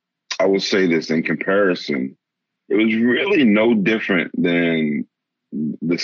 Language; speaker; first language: English; native; English